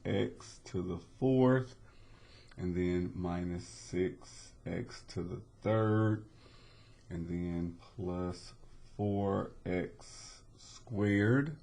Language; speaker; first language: English; native; English